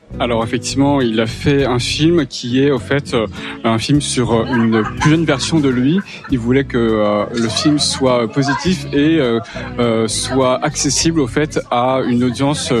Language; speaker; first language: French; native; French